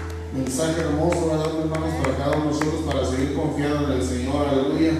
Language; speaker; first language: Spanish; native; Spanish